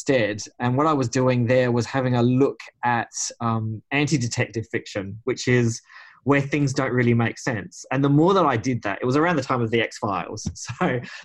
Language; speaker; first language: English; native; English